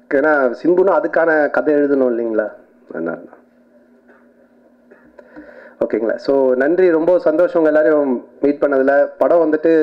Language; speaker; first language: Tamil; native; Tamil